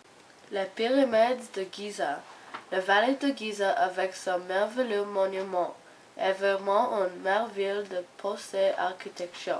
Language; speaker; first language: French; non-native, learner; English